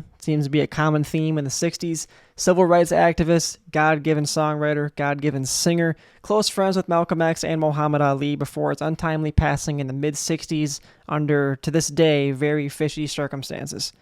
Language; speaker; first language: English; native; English